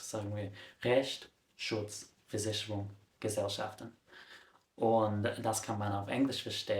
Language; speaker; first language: German; non-native, fluent; English